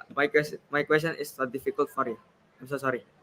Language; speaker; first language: English; non-native, learner; Indonesian